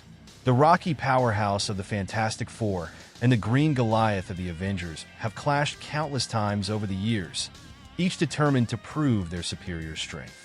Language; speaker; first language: English; native; English